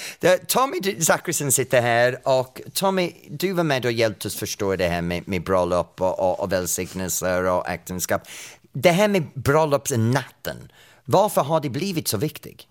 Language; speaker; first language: Swedish; non-native, fluent; English